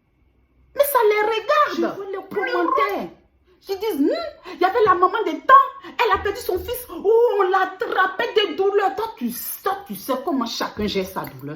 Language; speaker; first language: French; native; French